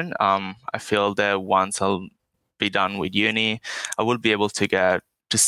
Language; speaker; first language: English; non-native, fluent; Italian